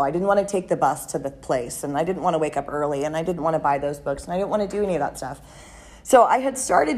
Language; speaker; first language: English; native; English